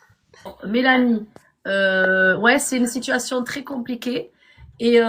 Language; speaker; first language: French; native; French